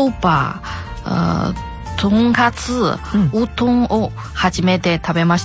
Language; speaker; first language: Japanese; non-native, learner; Chinese